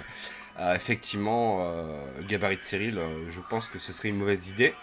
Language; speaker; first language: French; native; French